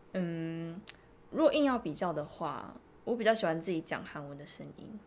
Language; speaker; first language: Chinese; native; Chinese